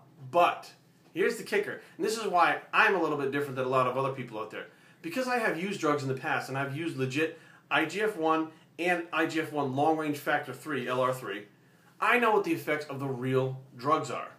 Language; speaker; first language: English; native; English